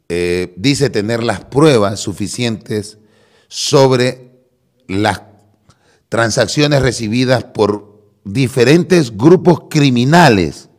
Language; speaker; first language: Spanish; native; Spanish